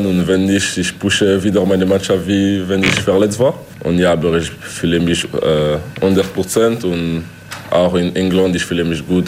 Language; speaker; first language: German; non-native, local second language; French